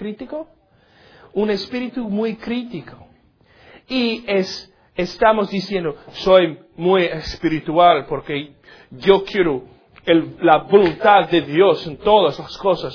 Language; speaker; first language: Spanish; non-native, learner; English